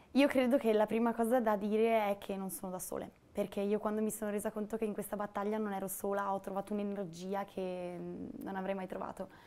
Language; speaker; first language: Italian; native; Italian